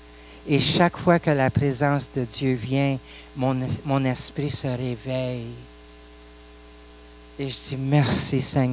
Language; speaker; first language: French; non-native, local second language; English